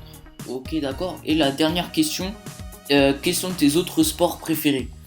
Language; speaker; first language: French; native; French